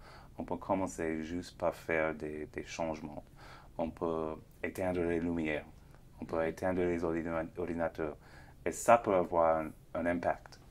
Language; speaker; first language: French; non-native, fluent; English